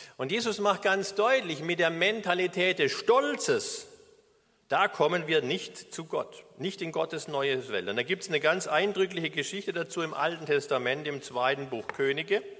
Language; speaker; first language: German; native; German